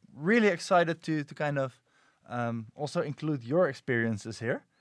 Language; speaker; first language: English; non-native, fluent; Dutch